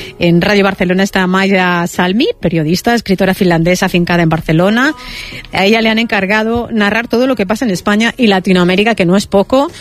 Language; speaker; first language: Spanish; native; Spanish